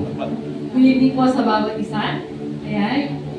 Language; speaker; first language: Filipino; native; Filipino